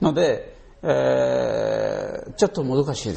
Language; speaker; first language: Japanese; non-native, learner; Bangla